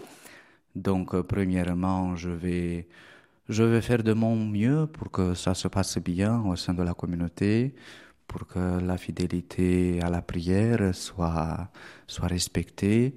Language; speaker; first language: French; non-native, fluent; Romanian